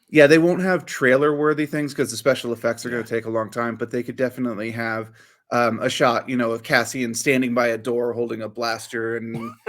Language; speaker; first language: English; native; English